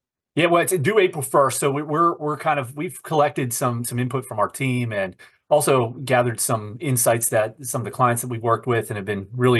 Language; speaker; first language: English; native; English